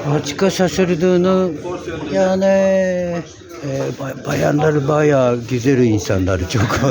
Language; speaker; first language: Turkish; non-native, learner; Japanese